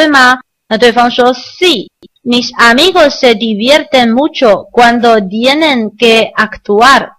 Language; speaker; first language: Spanish; non-native, learner; Chinese